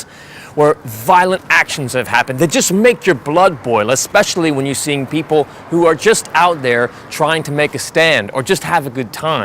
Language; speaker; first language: English; native; English